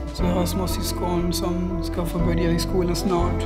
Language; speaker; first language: Swedish; non-native, fluent; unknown